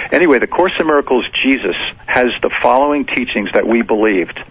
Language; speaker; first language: English; native; English